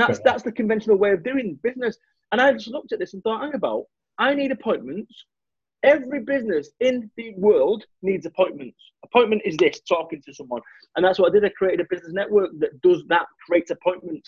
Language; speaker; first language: English; native; English